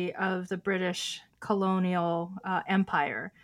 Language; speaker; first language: English; early bilingual, other home language; Chinese